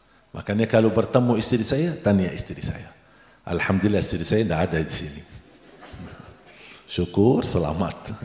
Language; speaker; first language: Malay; non-native, fluent; Arabic